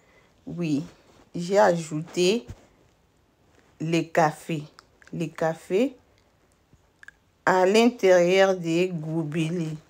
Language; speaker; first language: French; non-native, local second language; Lingala